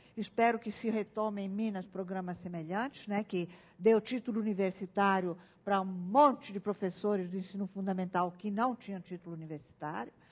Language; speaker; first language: Portuguese; early bilingual, other home language; Italian